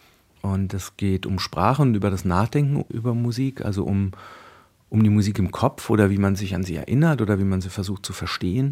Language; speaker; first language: German; native; German